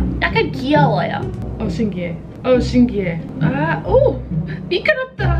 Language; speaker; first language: Korean; non-native, fluent; English